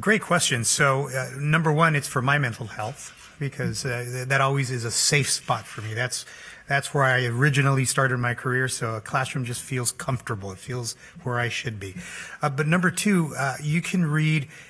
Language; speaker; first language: English; early bilingual, other home language; Spanish